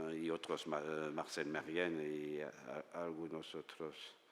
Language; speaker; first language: Spanish; non-native, fluent; French